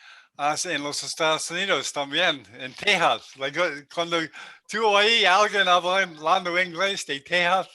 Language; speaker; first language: Spanish; non-native, learner; English